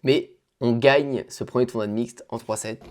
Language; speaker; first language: French; native; French